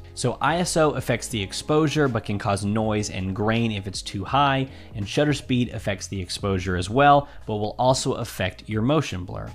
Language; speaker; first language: English; native; English